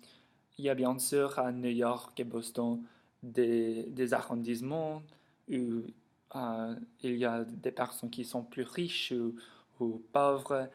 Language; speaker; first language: French; non-native, learner; English